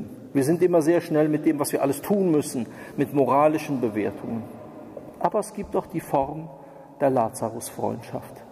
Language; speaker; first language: German; native; German